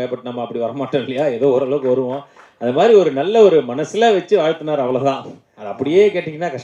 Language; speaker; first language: Tamil; native; Tamil